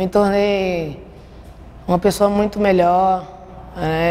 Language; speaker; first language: Portuguese; native; Portuguese